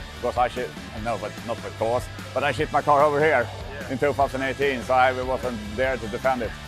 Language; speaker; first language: English; non-native, fluent; Swedish